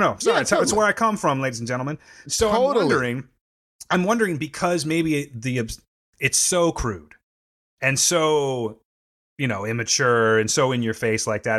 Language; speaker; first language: English; native; English